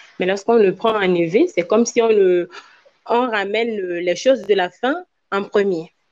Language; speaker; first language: French; non-native, local second language; Ewe